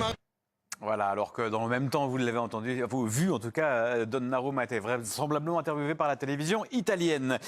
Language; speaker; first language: French; native; French